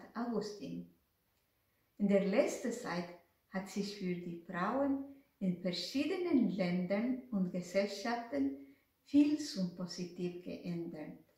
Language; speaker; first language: German; non-native, fluent; Spanish